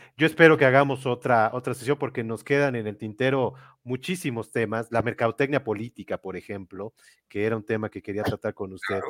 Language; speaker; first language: Spanish; native; Spanish